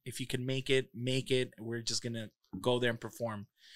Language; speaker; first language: English; early bilingual, other home language; Spanish